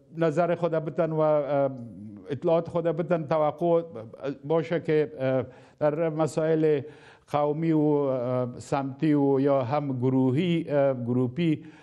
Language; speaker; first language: Persian; non-native, local second language; Pashto